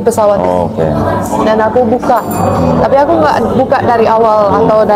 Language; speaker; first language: Indonesian; non-native, fluent; Finnish